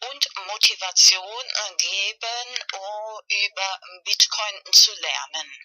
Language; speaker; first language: German; non-native, learner; Spanish